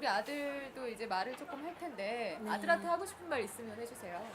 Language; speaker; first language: Korean; native; Korean